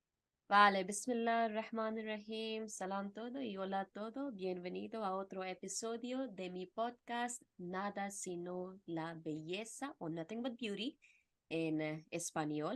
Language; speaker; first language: Spanish; non-native, fluent; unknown